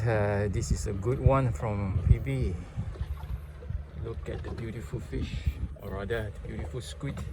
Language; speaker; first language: English; non-native, fluent; Thai